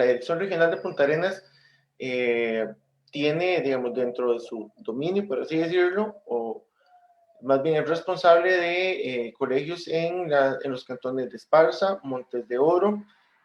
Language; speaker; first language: Spanish; native; Spanish